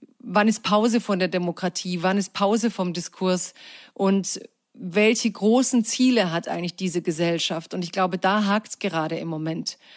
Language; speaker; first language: German; early bilingual, other home language; Croatian